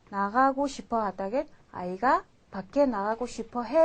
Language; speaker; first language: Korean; non-native, fluent; Mongolian